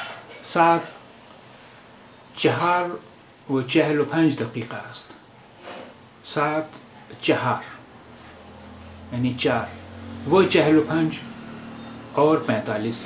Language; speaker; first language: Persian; non-native, fluent; Hindi